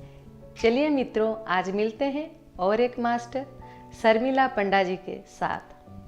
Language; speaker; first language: Hindi; native; Hindi